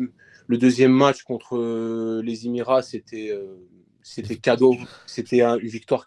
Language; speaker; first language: French; early bilingual, other home language; Persian